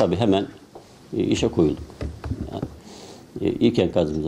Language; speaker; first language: Turkish; native; Turkish